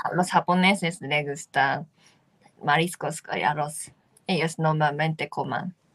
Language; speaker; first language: Spanish; non-native, learner; Japanese